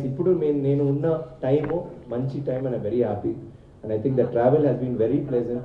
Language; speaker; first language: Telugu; non-native, learner; Tamil